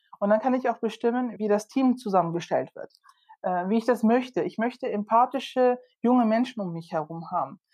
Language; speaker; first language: German; early bilingual, other home language; Turkish